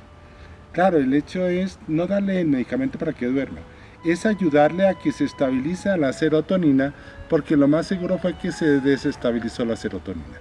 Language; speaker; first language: Spanish; native; Spanish